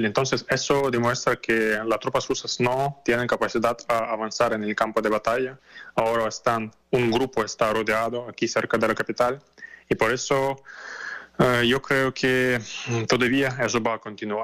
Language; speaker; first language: Spanish; non-native, fluent; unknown